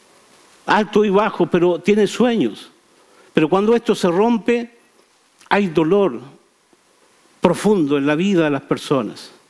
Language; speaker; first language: Spanish; native; Spanish